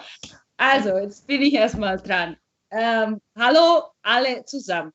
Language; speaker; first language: German; non-native, fluent; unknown